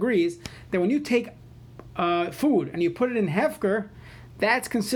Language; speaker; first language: English; native; English